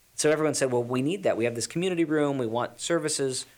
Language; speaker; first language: English; native; English